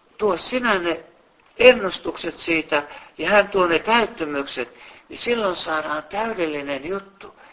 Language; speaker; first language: Finnish; native; Finnish